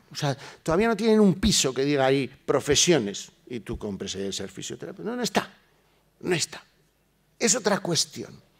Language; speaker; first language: Spanish; native; Spanish